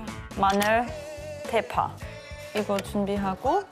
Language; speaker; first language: Korean; non-native, learner; German